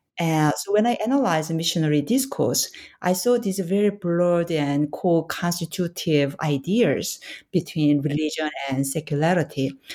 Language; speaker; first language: English; non-native, fluent; Korean